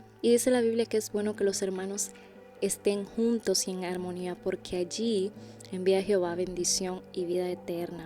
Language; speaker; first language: Spanish; native; Spanish